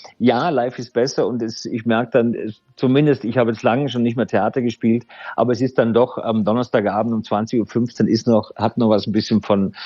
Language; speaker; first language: German; native; German